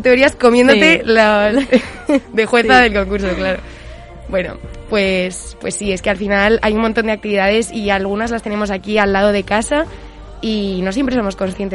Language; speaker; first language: Spanish; native; Spanish